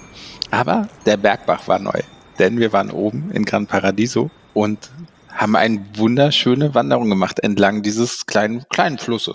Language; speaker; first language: German; native; German